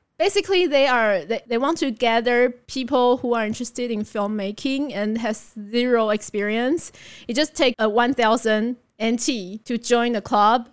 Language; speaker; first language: English; non-native, fluent; Chinese